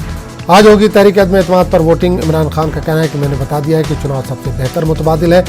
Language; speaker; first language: Hindi; native; Hindi